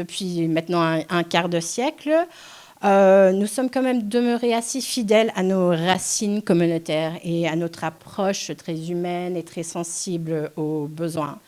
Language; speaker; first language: French; non-native, local second language; English